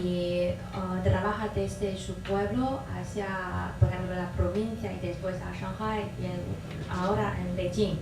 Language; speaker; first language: Spanish; non-native, fluent; Chinese